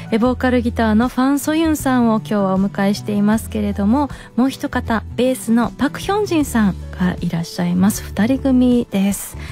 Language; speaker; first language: Japanese; native; Japanese